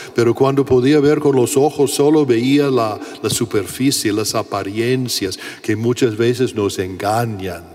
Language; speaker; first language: Spanish; non-native, fluent; English